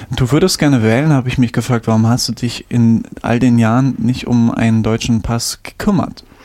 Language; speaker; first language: German; native; German